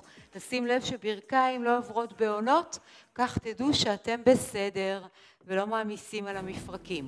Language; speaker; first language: Hebrew; native; Hebrew